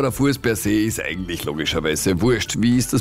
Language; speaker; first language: German; native; German